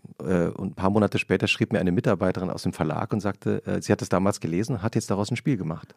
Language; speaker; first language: German; native; German